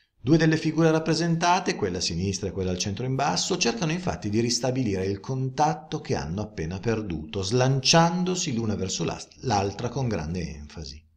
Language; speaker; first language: Italian; native; Italian